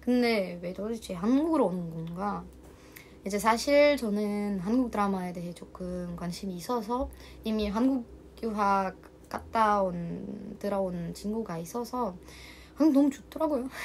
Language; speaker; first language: Korean; non-native, learner; Russian